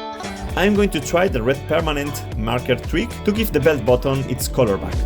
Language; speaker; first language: English; non-native, fluent; Spanish